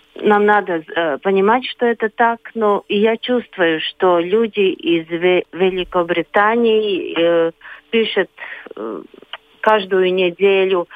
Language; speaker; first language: Russian; non-native, local second language; Latvian